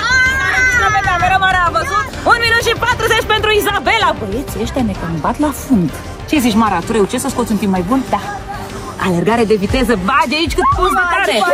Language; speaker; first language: Romanian; native; Romanian